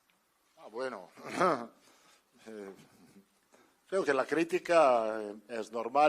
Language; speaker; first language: Spanish; non-native, fluent; Italian